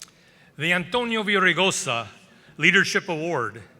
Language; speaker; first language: English; native; English